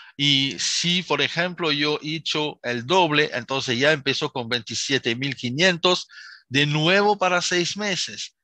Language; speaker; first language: Spanish; non-native, fluent; Arabic